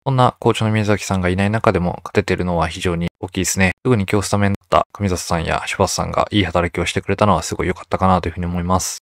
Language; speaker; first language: Japanese; native; Japanese